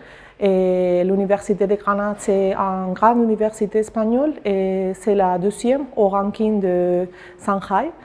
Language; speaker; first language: French; non-native, learner; Spanish